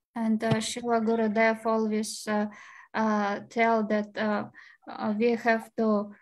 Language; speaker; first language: English; non-native, fluent; Russian